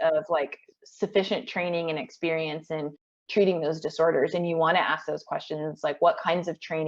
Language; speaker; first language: English; native; English